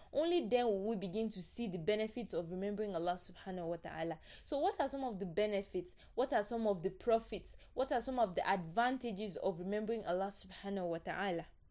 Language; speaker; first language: English; non-native, local second language; Yoruba